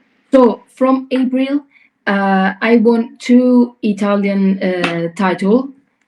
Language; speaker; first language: English; non-native, learner; Italian